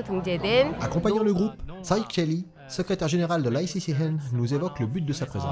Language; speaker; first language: French; native; French